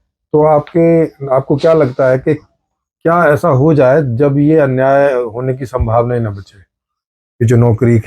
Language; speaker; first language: Hindi; native; Hindi